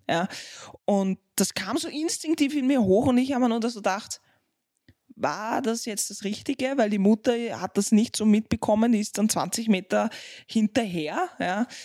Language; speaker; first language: German; non-native, local second language; English